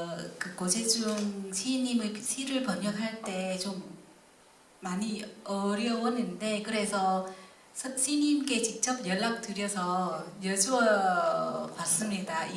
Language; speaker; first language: Korean; non-native, fluent; Vietnamese